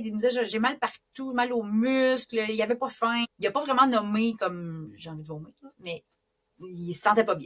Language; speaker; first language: French; native; French